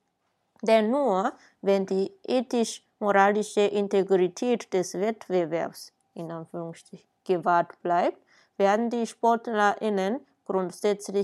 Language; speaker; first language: German; non-native, fluent; Japanese